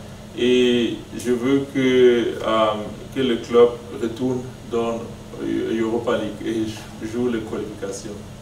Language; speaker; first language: French; non-native, learner; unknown